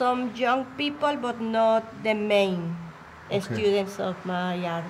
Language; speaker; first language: English; non-native, learner; Spanish